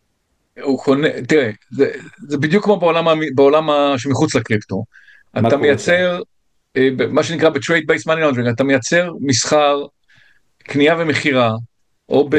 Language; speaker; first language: Hebrew; native; Hebrew